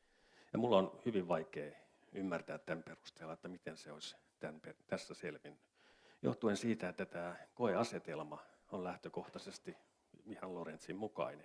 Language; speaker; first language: Finnish; native; Finnish